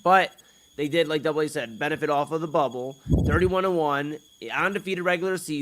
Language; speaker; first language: English; native; English